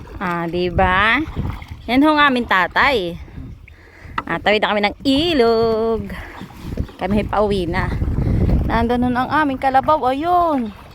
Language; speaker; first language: Filipino; non-native, local second language; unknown